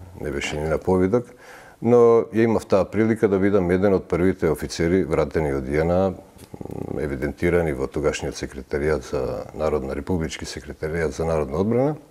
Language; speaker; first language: Macedonian; early bilingual, heritage; Macedonian